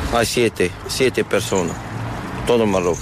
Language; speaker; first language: Spanish; non-native, learner; Arabic